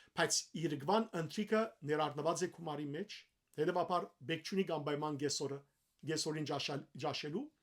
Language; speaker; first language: Armenian; early bilingual, heritage; Armenian